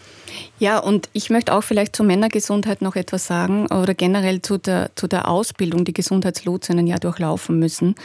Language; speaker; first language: German; native; German